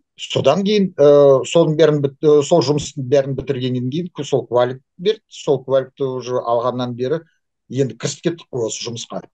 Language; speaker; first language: Kazakh; non-native, local second language; Russian